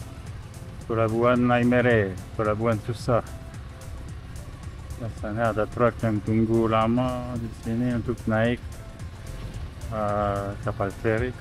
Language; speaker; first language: Indonesian; non-native, fluent; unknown